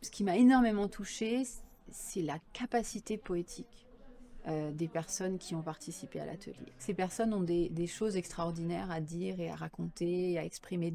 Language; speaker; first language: French; native; French